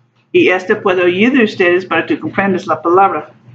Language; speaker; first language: Spanish; non-native, learner; English